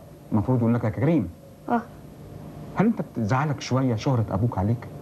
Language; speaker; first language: Arabic; native; Arabic